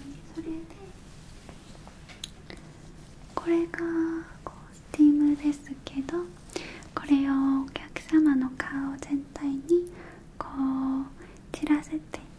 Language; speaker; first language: Japanese; non-native, learner; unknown